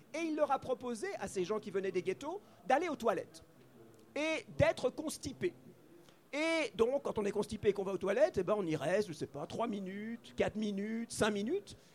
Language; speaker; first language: French; native; French